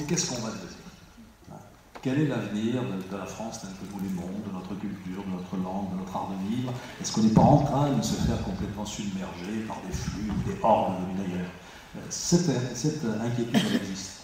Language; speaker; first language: French; native; French